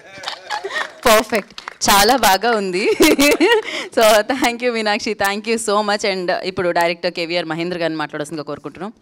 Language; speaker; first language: Telugu; native; Telugu